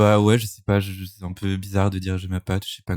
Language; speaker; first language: French; native; French